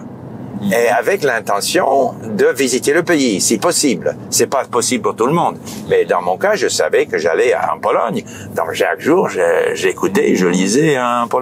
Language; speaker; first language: French; non-native, fluent; English